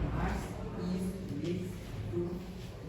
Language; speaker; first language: English; non-native, learner; Mongolian